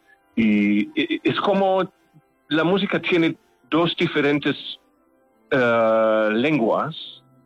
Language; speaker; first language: Spanish; non-native, learner; German